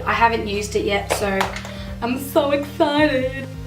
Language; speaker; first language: English; native; English